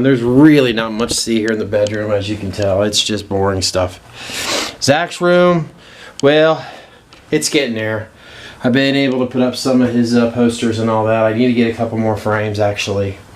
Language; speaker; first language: English; native; English